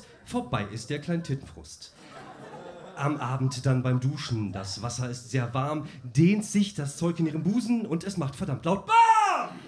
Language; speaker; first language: German; native; German